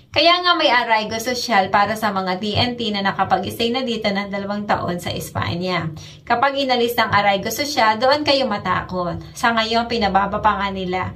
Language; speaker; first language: Filipino; native; Filipino